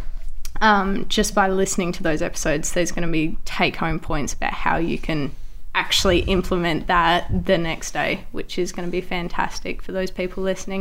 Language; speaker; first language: English; native; English